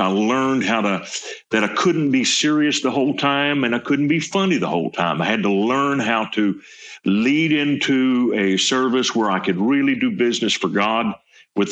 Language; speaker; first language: English; native; English